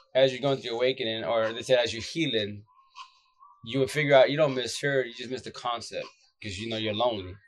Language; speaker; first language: English; early bilingual, other home language; Spanish